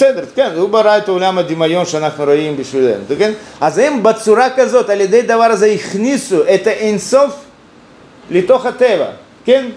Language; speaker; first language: Hebrew; non-native, fluent; Russian